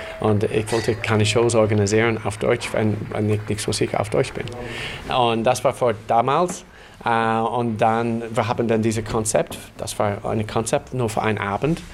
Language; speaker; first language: German; non-native, fluent; English